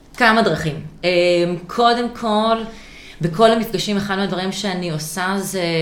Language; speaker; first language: Hebrew; native; Hebrew